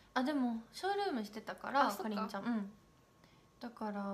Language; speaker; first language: Japanese; native; Japanese